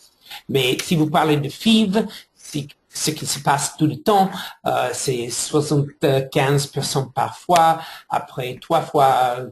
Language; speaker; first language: French; non-native, fluent; English